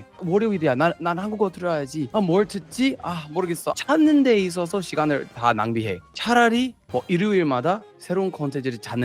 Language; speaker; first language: Korean; non-native, fluent; English